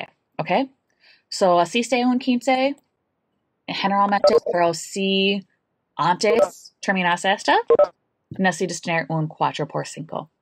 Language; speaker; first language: Spanish; non-native, learner; English